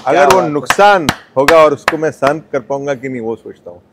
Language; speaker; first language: Hindi; non-native, local second language; Gujarati